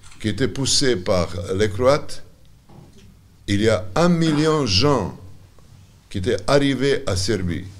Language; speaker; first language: French; non-native, learner; Serbian